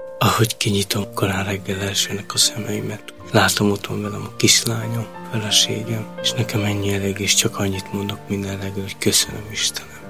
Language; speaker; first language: Hungarian; non-native, local second language; Romany